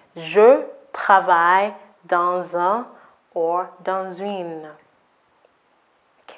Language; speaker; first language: French; non-native, fluent; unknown